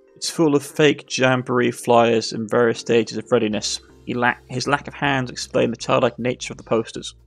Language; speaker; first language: English; native; English